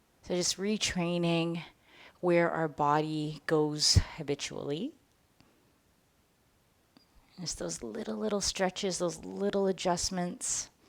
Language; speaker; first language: English; native; English